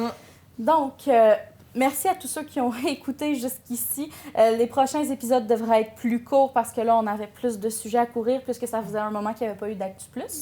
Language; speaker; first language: French; native; French